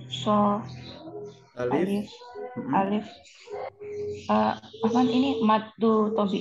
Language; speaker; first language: Arabic; non-native, learner; Indonesian